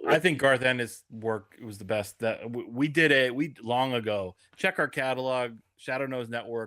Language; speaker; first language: English; native; English